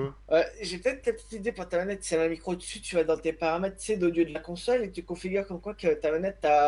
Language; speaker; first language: French; native; French